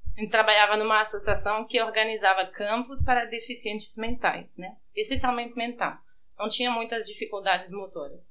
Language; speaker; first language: Portuguese; early bilingual, heritage; Portuguese